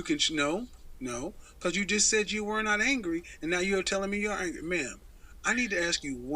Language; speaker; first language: English; native; English